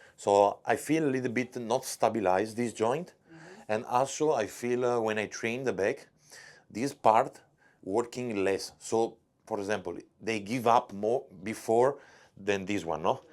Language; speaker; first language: English; non-native, learner; Italian